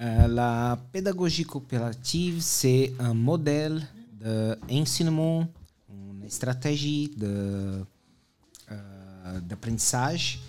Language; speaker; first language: French; non-native, fluent; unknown